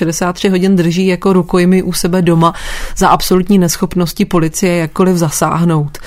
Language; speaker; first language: Czech; native; Czech